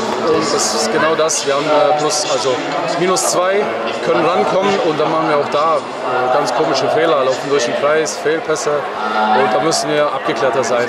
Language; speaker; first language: German; native; German